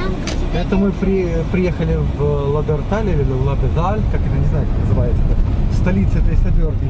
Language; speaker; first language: Russian; native; Russian